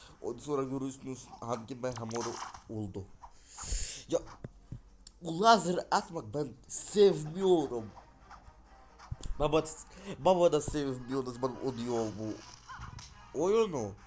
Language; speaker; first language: Turkish; non-native, learner; Russian